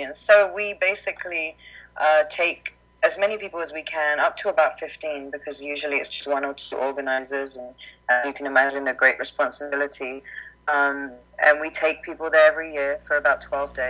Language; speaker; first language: English; native; English